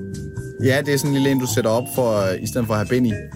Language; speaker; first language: Danish; native; Danish